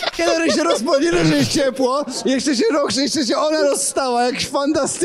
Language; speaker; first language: Polish; native; Polish